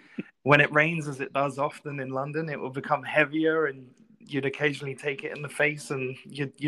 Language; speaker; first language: English; native; English